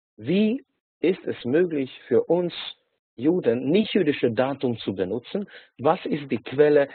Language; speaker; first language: German; non-native, fluent; Hungarian